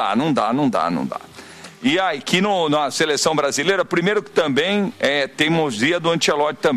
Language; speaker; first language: Portuguese; native; Portuguese